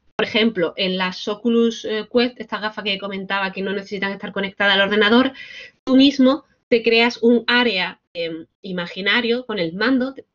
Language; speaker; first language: Spanish; native; Spanish